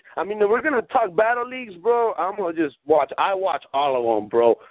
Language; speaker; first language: English; early bilingual, other home language; Spanish